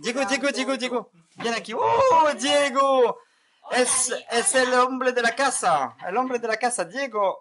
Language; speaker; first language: Spanish; non-native, learner; French